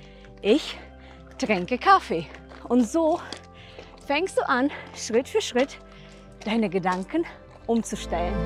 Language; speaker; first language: German; non-native, fluent; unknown